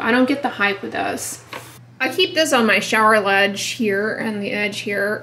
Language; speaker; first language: English; native; English